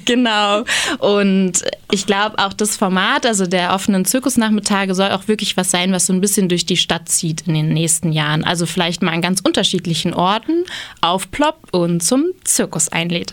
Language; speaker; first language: German; native; German